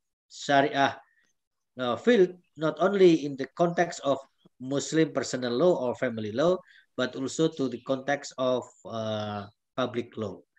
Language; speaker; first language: English; non-native, fluent; Indonesian